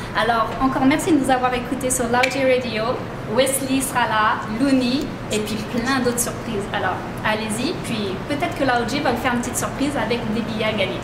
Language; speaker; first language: French; native; French